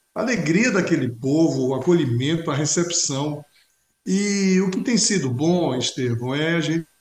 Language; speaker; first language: Portuguese; native; Portuguese